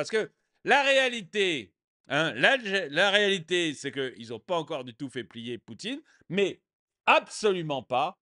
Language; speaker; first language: French; native; French